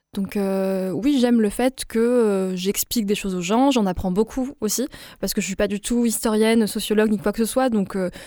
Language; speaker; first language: French; non-native, local second language; Arabic